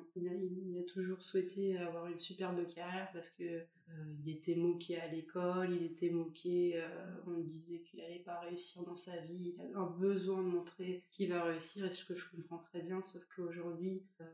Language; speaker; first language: French; native; French